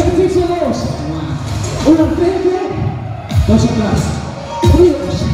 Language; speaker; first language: Spanish; native; Spanish